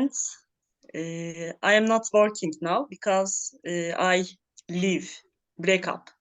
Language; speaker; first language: English; non-native, learner; Turkish